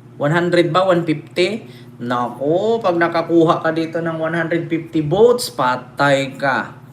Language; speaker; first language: Filipino; non-native, local second language; Cebuano